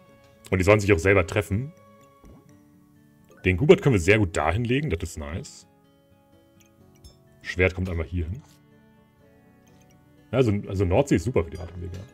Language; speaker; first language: German; native; German